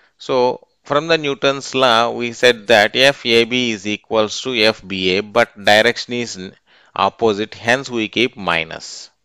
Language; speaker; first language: English; non-native, local second language; Telugu